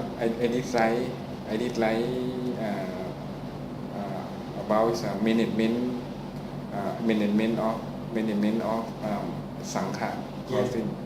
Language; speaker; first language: English; non-native, learner; Thai